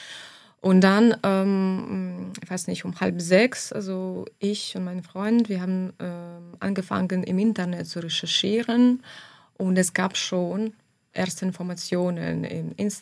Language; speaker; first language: German; non-native, fluent; Ukrainian